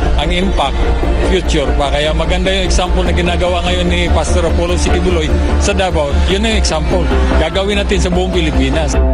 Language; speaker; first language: Filipino; non-native, local second language; Cebuano